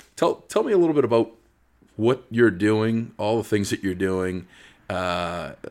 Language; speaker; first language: English; native; English